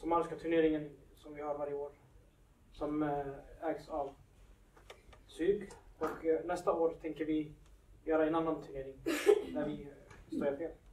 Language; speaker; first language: Swedish; early bilingual, other home language; Somali